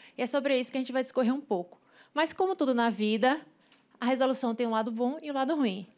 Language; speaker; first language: Portuguese; native; Portuguese